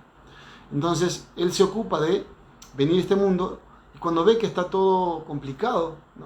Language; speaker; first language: Spanish; native; Spanish